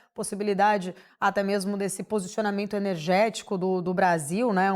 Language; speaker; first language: Portuguese; native; Portuguese